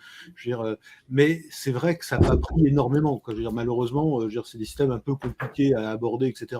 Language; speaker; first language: French; native; French